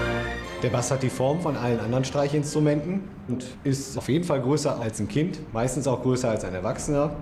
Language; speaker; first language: German; native; German